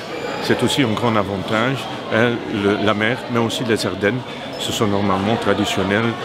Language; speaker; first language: French; non-native, local second language; Dutch